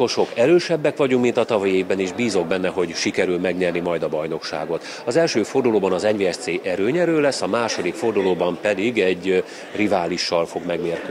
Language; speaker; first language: Hungarian; native; Hungarian